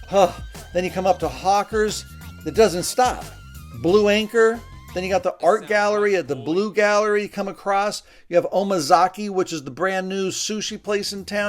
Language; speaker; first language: English; native; English